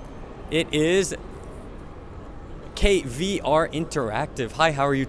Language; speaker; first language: English; native; English